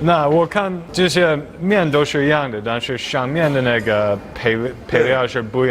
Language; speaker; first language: Chinese; non-native, fluent; English